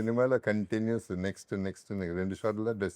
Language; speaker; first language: Telugu; native; Telugu